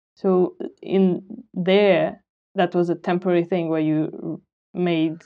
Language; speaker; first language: English; non-native, fluent; Russian